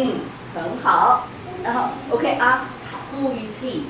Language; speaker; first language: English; non-native, fluent; Chinese